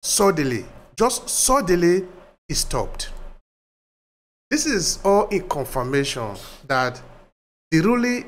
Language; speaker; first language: English; non-native, local second language; Bini